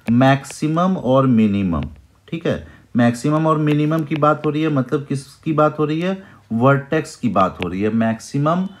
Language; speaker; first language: Hindi; native; Hindi